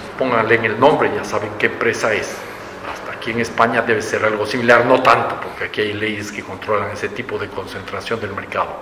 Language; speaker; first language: Spanish; native; Spanish